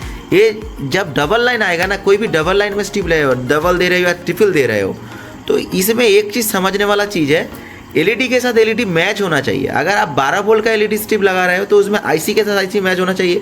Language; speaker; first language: Hindi; non-native, local second language; Odia